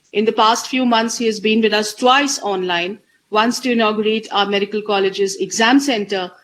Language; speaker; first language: English; non-native, local second language; Hindi